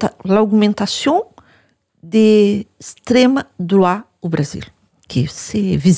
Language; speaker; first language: French; non-native, learner; Portuguese